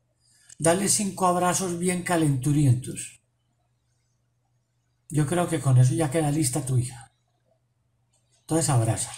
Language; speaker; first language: Spanish; native; Spanish